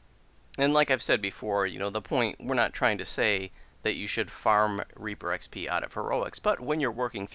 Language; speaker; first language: English; native; English